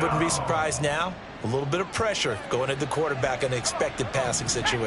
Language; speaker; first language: English; native; English